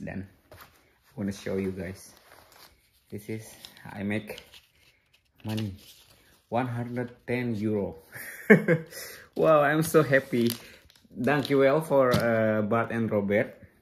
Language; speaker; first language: English; non-native, learner; Indonesian